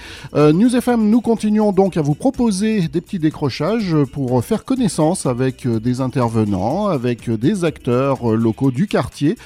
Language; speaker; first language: French; native; French